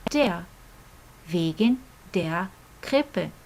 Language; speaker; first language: German; non-native, fluent; Croatian